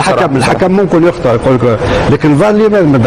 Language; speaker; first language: Arabic; native; Arabic